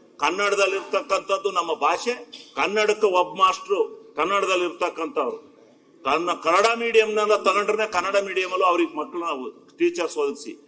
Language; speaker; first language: Kannada; native; Kannada